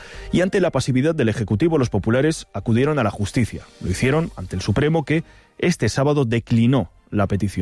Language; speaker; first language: Spanish; native; Spanish